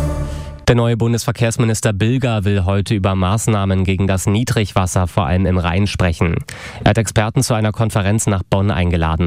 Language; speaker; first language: German; native; German